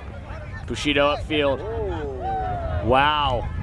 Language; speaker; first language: Spanish; non-native, learner; English